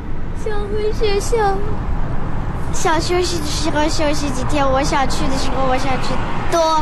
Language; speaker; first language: Chinese; non-native, local second language; Uyghur